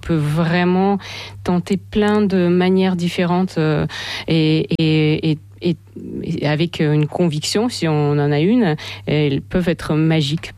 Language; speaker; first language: French; non-native, fluent; Russian